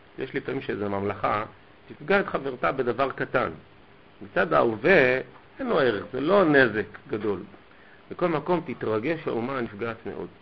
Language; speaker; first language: Hebrew; native; Hebrew